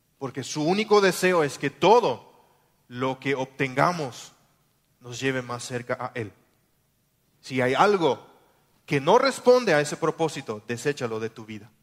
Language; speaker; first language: Spanish; non-native, local second language; German